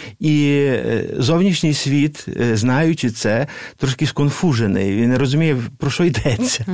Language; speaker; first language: Ukrainian; native; Ukrainian